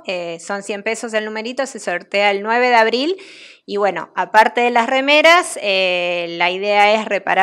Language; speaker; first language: Spanish; native; Spanish